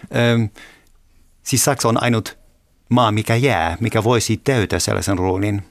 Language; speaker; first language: Finnish; non-native, fluent; German